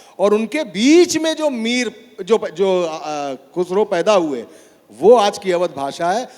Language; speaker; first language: Hindi; native; Hindi